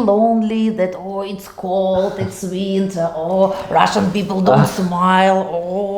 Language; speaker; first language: English; non-native, learner; Russian